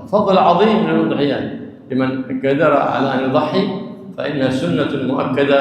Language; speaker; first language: Arabic; native; Arabic